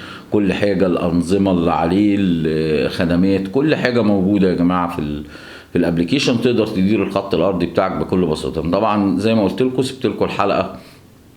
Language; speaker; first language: Arabic; native; Arabic